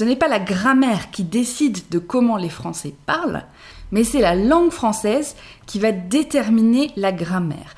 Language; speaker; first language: French; native; French